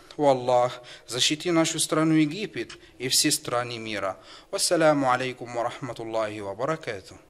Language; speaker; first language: Russian; non-native, fluent; Arabic